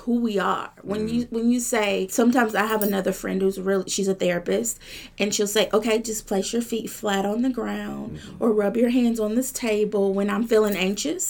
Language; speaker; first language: English; native; English